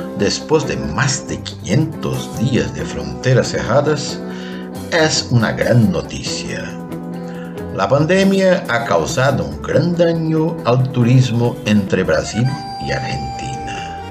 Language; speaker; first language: Spanish; non-native, fluent; Portuguese